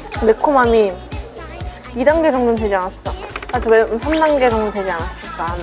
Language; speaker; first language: Korean; native; Korean